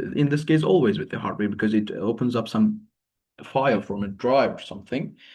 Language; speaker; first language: English; non-native, fluent; Turkish